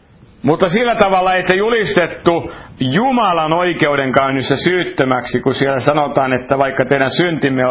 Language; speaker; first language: Finnish; native; Finnish